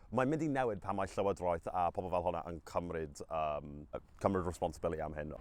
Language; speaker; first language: Welsh; non-native, local second language; English